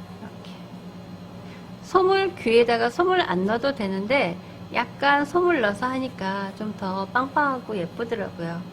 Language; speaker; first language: Korean; native; Korean